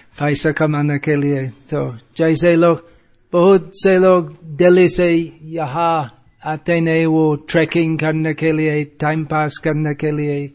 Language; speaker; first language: Hindi; non-native, fluent; English